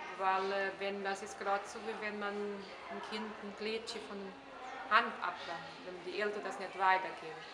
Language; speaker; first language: German; early bilingual, heritage; German